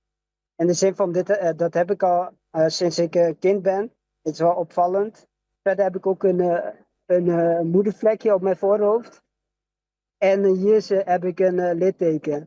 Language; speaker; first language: Dutch; early bilingual, other home language; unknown